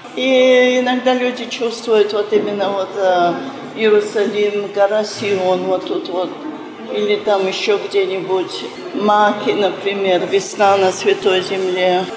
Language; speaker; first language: Russian; early bilingual, heritage; Russian